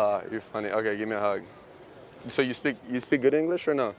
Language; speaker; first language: English; early bilingual, other home language; Russian